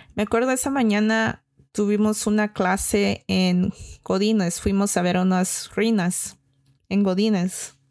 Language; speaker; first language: Spanish; early bilingual, heritage; Spanish